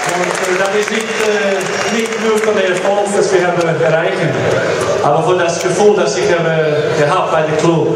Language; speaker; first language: German; non-native, learner; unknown